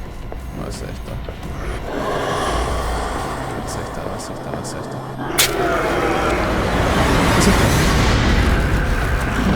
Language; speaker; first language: Spanish; native; Spanish